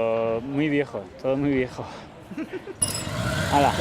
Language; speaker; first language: Spanish; non-native, local second language; Basque